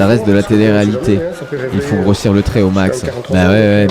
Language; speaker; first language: French; native; French